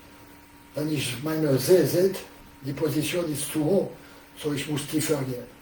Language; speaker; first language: German; non-native, learner; French